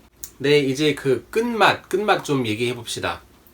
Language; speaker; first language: Korean; non-native, fluent; English